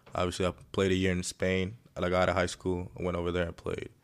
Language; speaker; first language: English; early bilingual, other home language; Greek